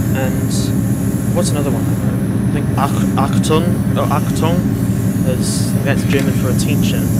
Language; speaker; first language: English; native; English